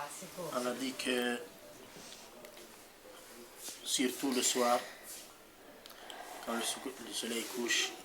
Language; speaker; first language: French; non-native, local second language; Arabic